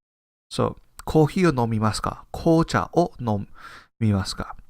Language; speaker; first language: Japanese; non-native, fluent; English